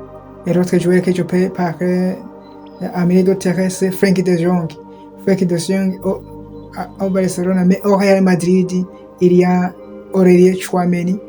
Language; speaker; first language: French; non-native, local second language; Kinyarwanda